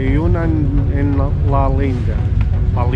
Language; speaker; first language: Spanish; non-native, learner; Portuguese